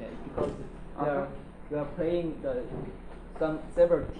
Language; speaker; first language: English; non-native, learner; Chinese